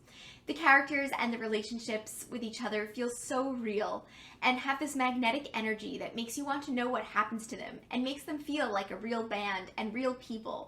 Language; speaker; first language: English; native; English